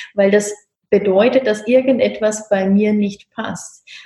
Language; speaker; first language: German; non-native, fluent; Romanian